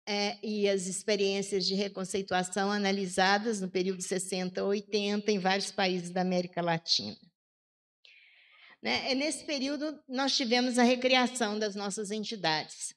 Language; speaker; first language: Portuguese; native; Portuguese